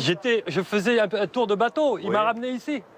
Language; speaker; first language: French; native; French